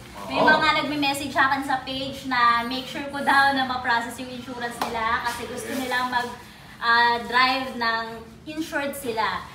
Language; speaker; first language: Filipino; native; Filipino